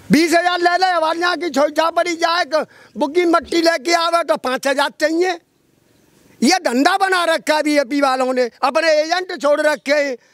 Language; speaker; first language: Hindi; native; Hindi